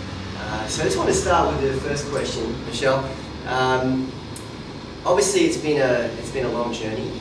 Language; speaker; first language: English; native; English